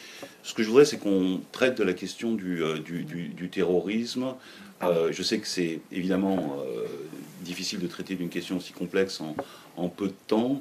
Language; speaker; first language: French; native; French